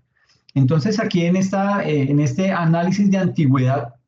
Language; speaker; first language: Spanish; native; Spanish